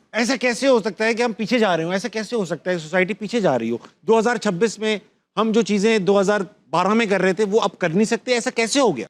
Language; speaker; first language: Urdu; native; Urdu